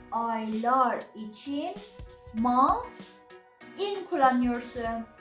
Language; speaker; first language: Turkish; non-native, learner; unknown